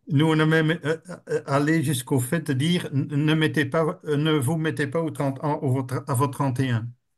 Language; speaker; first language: French; native; French